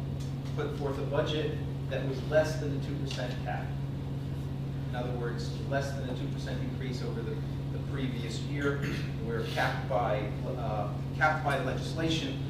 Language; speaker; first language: English; native; English